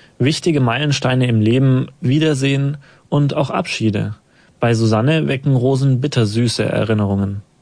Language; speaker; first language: German; native; German